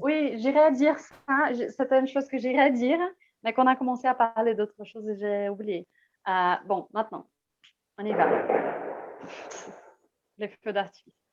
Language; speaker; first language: French; non-native, fluent; Portuguese